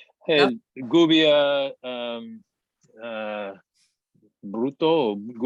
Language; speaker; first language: Spanish; non-native, fluent; English